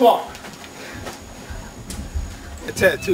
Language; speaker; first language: French; non-native, learner; English